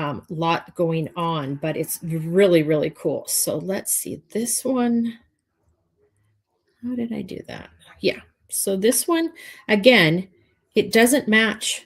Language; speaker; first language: English; native; English